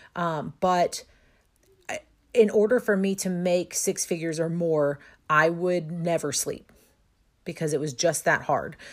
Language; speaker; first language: English; native; English